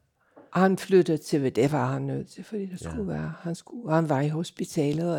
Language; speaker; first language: Danish; non-native, fluent; English